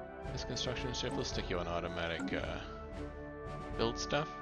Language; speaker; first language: English; native; English